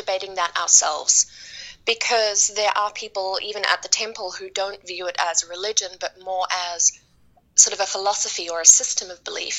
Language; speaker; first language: English; native; English